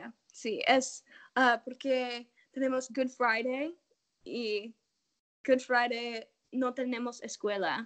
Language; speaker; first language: Spanish; non-native, learner; English